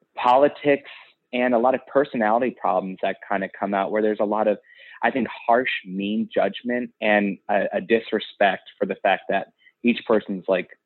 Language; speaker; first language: English; native; English